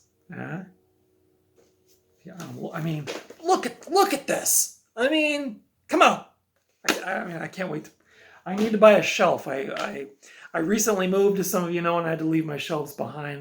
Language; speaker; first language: English; native; English